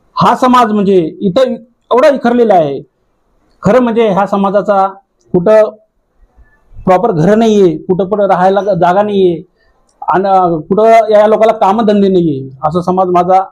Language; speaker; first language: Marathi; non-native, local second language; Lambadi